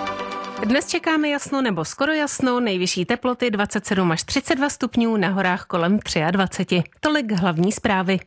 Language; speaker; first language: Czech; native; Czech